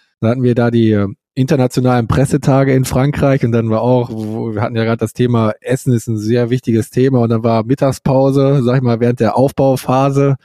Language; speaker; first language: German; native; German